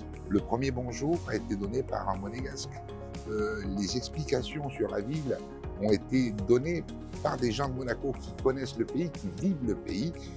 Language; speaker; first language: French; native; French